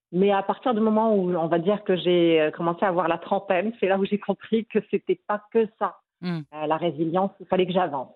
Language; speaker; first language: French; non-native, local second language; Arabic